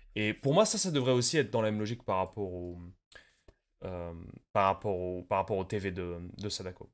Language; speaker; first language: French; native; French